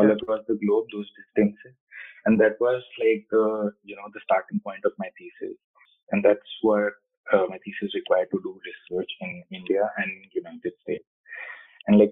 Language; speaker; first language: English; non-native, local second language; Hindi